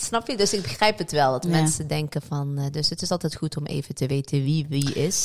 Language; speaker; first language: Dutch; early bilingual, other home language; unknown